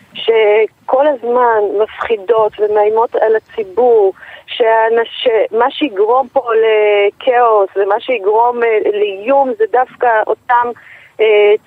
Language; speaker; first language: Hebrew; native; Hebrew